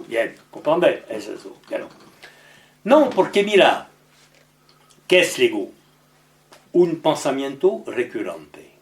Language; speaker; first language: Spanish; non-native, learner; French